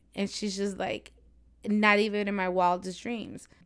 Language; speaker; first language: English; native; English